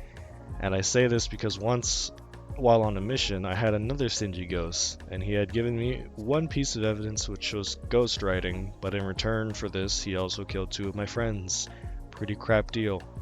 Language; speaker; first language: English; native; English